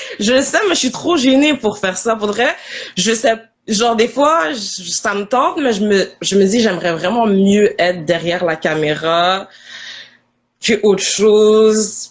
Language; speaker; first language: French; early bilingual, other home language; Haitian Creole